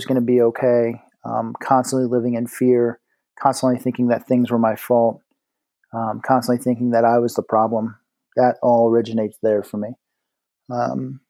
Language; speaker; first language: English; native; English